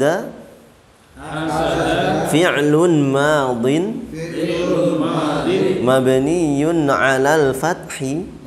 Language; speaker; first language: Arabic; non-native, fluent; Indonesian